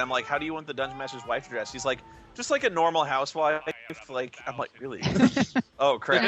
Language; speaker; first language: English; native; English